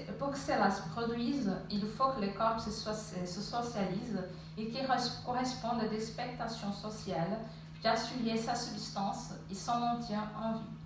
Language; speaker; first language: French; non-native, fluent; Portuguese